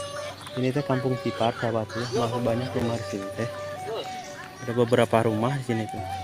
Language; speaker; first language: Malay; non-native, local second language; Sundanese